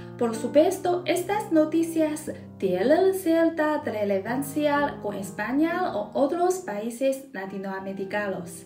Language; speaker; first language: Spanish; non-native, fluent; Chinese